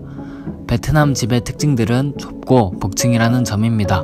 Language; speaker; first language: Korean; native; Korean